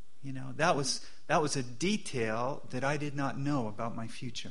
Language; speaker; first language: English; native; English